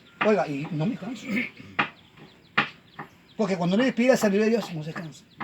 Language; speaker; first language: Spanish; native; Spanish